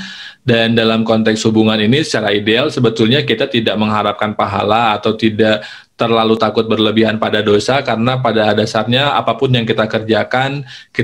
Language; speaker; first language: Indonesian; native; Indonesian